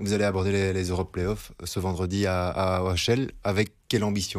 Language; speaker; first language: French; native; French